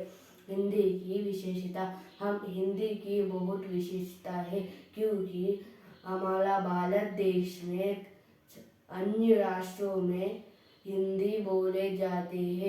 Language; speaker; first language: Hindi; non-native, local second language; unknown